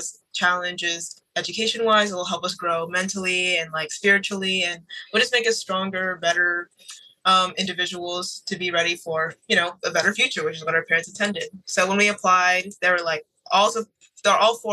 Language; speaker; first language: English; native; English